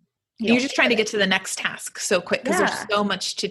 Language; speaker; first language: English; native; English